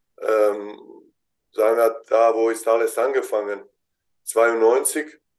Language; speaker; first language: German; non-native, fluent; Bosnian